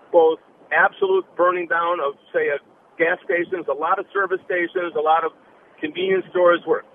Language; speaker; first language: English; native; English